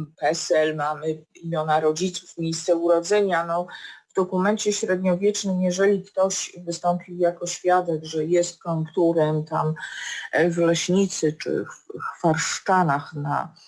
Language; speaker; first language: Polish; native; Polish